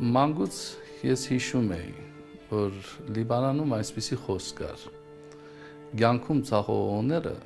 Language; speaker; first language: Armenian; early bilingual, heritage; Armenian